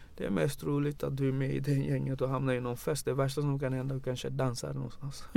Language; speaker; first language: Swedish; early bilingual, other home language; Wolof